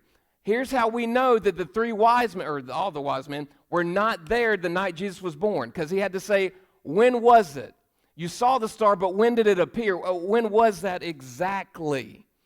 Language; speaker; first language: English; native; English